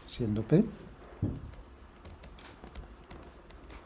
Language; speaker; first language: Spanish; native; Spanish